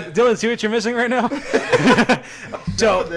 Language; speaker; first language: English; native; English